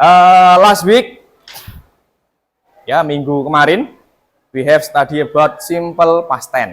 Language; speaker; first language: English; non-native, fluent; Indonesian